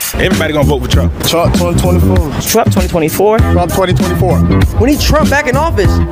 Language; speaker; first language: English; native; English